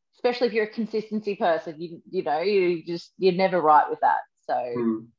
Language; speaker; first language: English; native; English